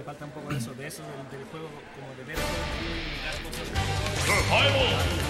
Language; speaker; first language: Spanish; native; Spanish